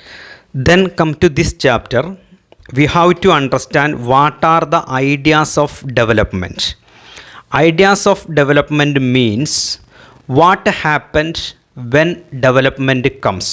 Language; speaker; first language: English; non-native, local second language; Malayalam